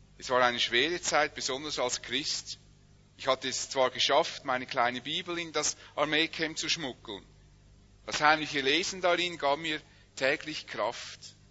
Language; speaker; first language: German; native; German